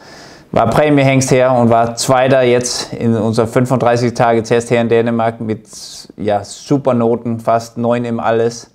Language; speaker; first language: German; non-native, fluent; Danish